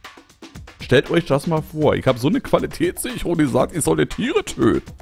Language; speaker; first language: German; native; German